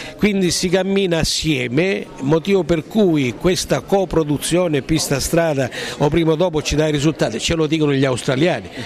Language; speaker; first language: Italian; native; Italian